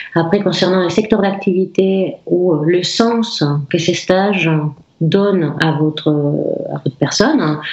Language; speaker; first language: French; non-native, fluent; Spanish